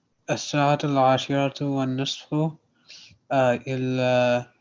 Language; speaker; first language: Arabic; non-native, learner; English